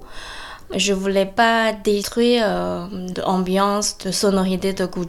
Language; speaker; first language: French; non-native, learner; Chinese